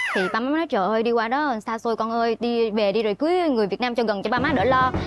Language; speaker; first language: Vietnamese; native; Vietnamese